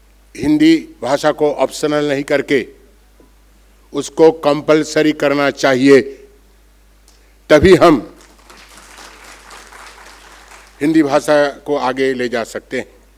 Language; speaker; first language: Hindi; non-native, local second language; Bangla